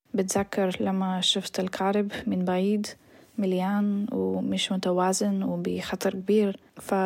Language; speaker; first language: Arabic; non-native, fluent; Bulgarian